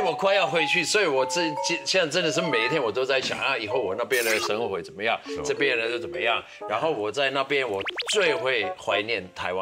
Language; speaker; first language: Chinese; non-native, fluent; German